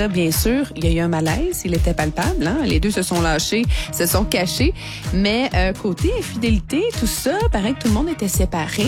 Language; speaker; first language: French; native; French